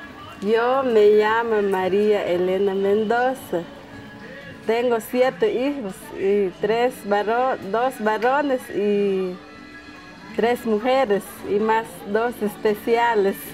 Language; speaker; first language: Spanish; non-native, local second language; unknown